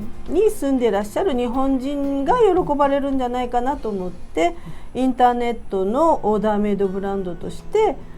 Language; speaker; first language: Japanese; native; Japanese